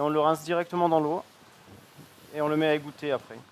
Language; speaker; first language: French; native; French